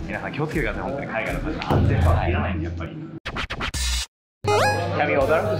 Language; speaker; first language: Japanese; native; Japanese